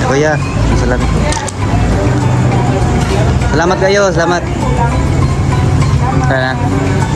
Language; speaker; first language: Filipino; non-native, local second language; Cebuano